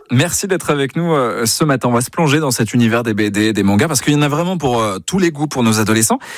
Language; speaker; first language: French; native; French